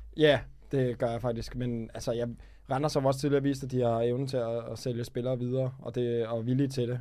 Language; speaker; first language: Danish; native; Danish